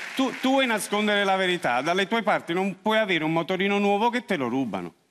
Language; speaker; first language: Italian; native; Italian